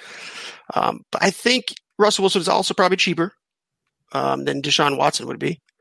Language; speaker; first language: English; native; English